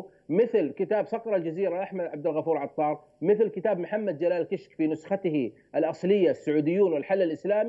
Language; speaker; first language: Arabic; native; Arabic